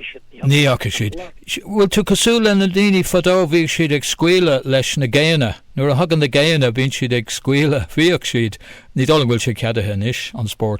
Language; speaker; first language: Irish; non-native, local second language; English